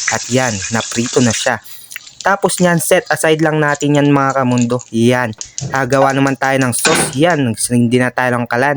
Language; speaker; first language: Filipino; native; Filipino